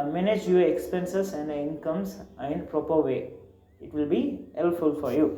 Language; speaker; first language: English; non-native, local second language; Tamil